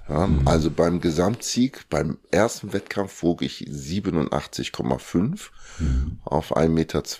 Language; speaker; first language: German; early bilingual, other home language; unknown